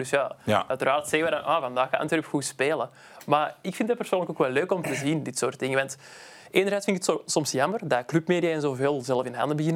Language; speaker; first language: Dutch; native; Dutch